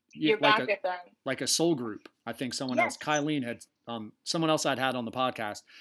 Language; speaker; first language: English; native; English